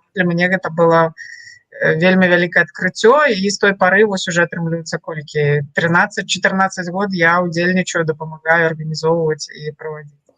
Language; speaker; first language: Belarusian; non-native, local second language; Russian